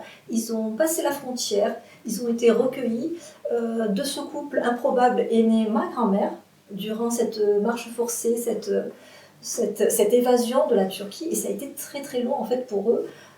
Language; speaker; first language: French; native; French